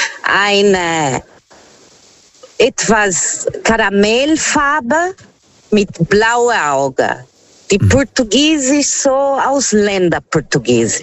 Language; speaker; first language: German; non-native, fluent; Portuguese